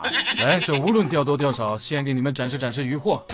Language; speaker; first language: Chinese; native; Chinese